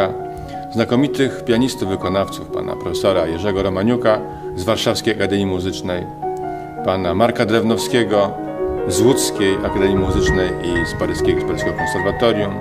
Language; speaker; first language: Polish; native; Polish